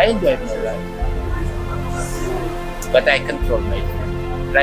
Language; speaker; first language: English; non-native, learner; Indonesian